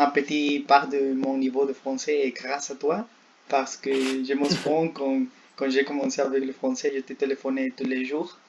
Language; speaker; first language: French; non-native, learner; Spanish